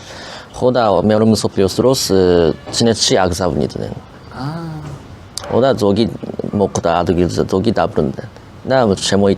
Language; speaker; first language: Georgian; non-native, fluent; Japanese